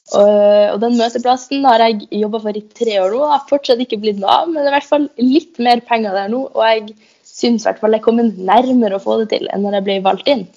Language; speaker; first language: Norwegian; native; Norwegian